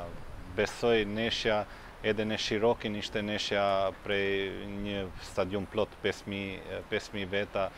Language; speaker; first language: Albanian; non-native, fluent; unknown